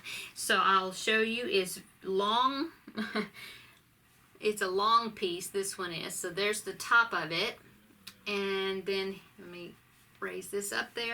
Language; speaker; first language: English; native; English